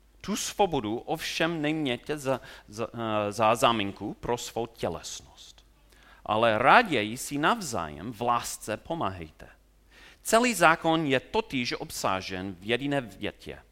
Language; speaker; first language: Czech; non-native, fluent; English